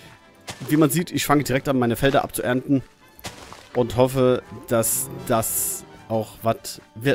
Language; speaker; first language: German; native; German